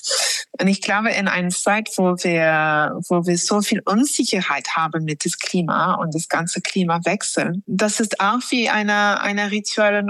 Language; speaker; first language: German; non-native, fluent; English